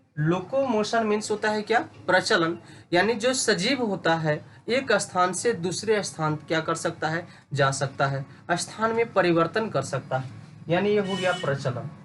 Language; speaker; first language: Hindi; native; Hindi